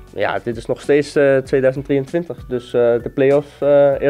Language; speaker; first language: Dutch; non-native, fluent; Danish